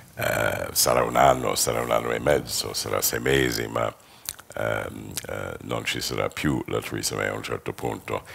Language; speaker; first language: Italian; non-native, fluent; English